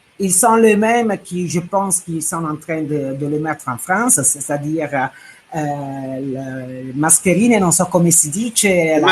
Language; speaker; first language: French; non-native, fluent; Italian